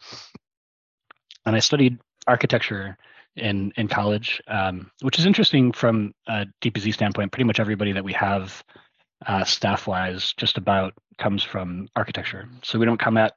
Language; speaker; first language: English; native; English